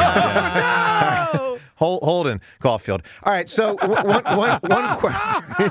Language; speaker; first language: English; native; English